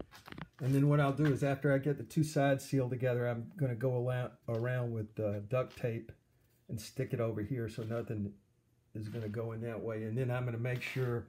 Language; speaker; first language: English; native; English